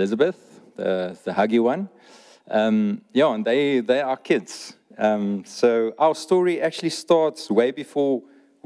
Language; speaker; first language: English; non-native, local second language; Afrikaans